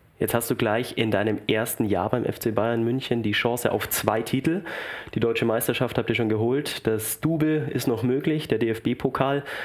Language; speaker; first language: German; native; German